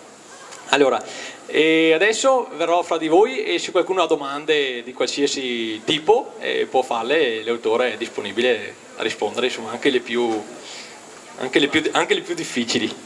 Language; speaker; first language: Italian; native; Italian